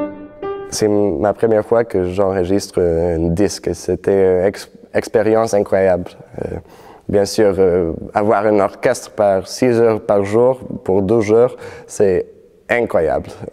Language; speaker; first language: French; non-native, fluent; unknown